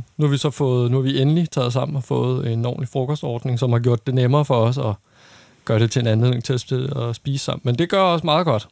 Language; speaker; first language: Danish; native; Danish